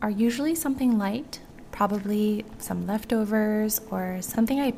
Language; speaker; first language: English; native; English